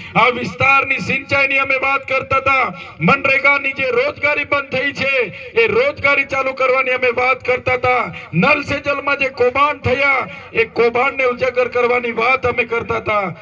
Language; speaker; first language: Gujarati; non-native, local second language; Vasavi